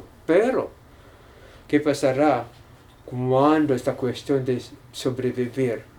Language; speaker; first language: Spanish; non-native, learner; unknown